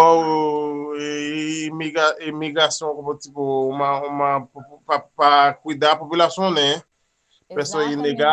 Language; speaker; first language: Portuguese; non-native, learner; Haitian Creole